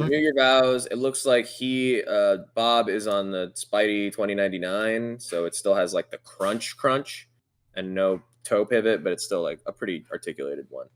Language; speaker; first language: English; native; English